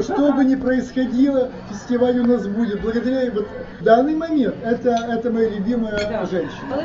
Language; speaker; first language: Russian; native; Russian